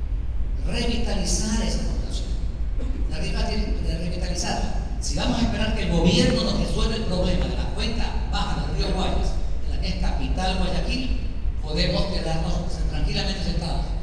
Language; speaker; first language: Spanish; native; Spanish